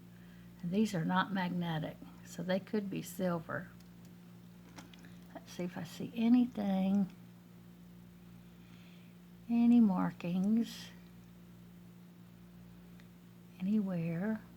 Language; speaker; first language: English; native; English